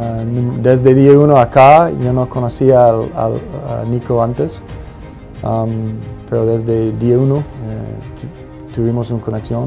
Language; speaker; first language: Spanish; non-native, fluent; English